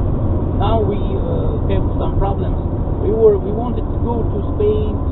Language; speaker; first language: English; non-native, fluent; Russian